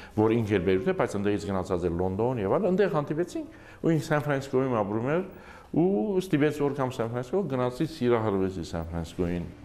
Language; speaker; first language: Armenian; early bilingual, heritage; Armenian